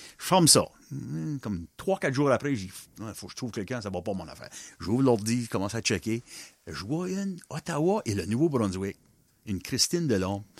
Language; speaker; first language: French; non-native, local second language; English